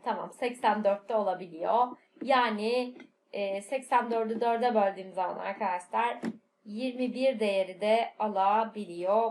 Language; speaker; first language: Turkish; native; Turkish